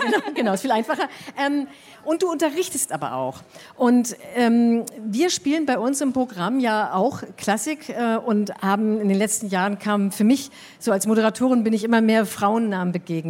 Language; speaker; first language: German; native; German